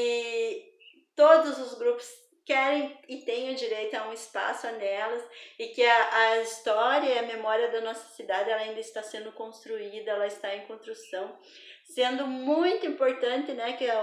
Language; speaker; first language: Portuguese; native; Portuguese